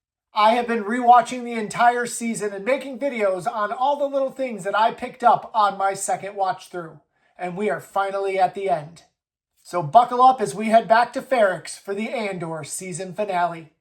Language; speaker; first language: English; native; English